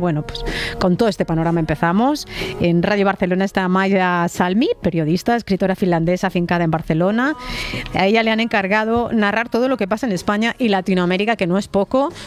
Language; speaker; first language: Spanish; native; Spanish